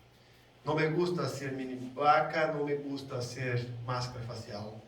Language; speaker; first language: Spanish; non-native, learner; Portuguese